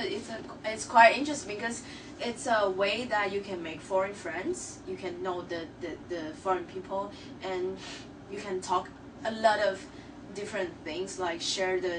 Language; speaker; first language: English; non-native, local second language; Chinese